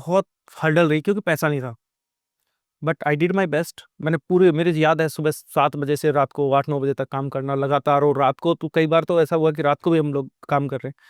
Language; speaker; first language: Hindi; native; Hindi